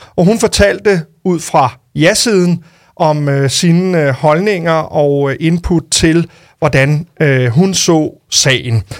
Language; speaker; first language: Danish; native; Danish